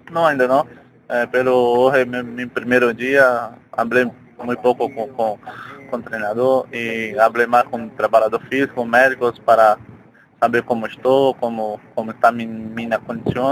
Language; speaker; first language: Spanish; non-native, learner; Portuguese